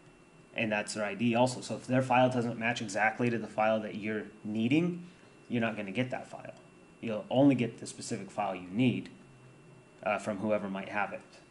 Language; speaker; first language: English; native; English